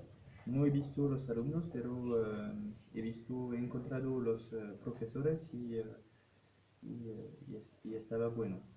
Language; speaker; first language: Spanish; non-native, fluent; French